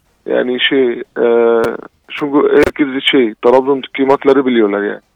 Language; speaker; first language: Turkish; non-native, fluent; Arabic